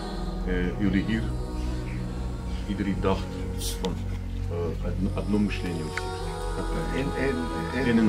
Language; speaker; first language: Dutch; non-native, learner; Russian